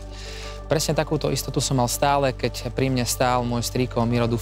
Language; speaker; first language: Slovak; native; Slovak